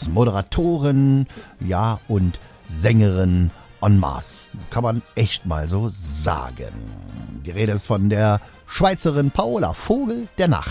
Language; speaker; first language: German; native; German